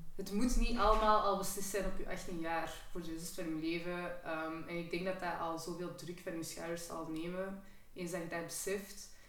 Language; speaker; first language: Dutch; native; Dutch